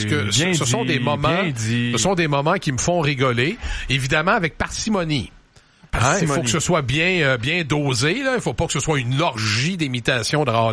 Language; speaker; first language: French; native; French